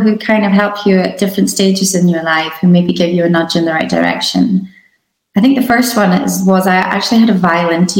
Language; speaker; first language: English; native; English